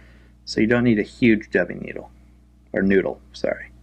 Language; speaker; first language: English; native; English